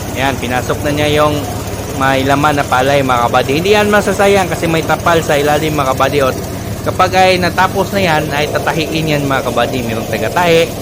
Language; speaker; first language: Filipino; non-native, local second language; Cebuano